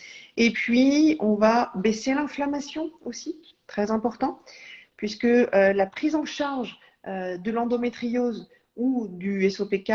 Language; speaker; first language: French; native; French